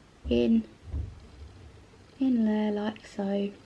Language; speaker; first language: English; native; English